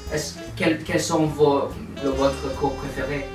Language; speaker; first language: French; non-native, learner; English